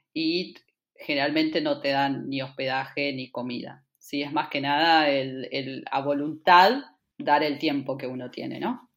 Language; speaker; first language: Spanish; native; Spanish